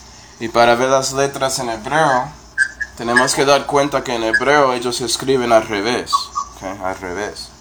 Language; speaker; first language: Spanish; non-native, fluent; English